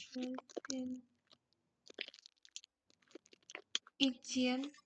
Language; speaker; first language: Chinese; non-native, learner; Indonesian